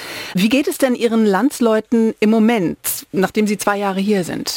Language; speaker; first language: German; native; German